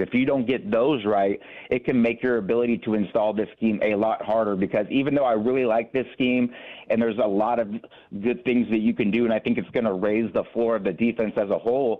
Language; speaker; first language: English; native; English